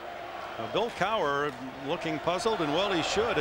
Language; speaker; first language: English; native; English